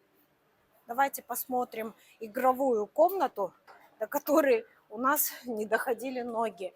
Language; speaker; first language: Russian; native; Russian